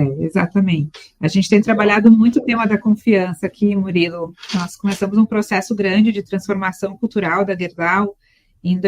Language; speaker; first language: Portuguese; native; Portuguese